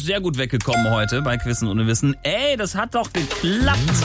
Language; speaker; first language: German; native; German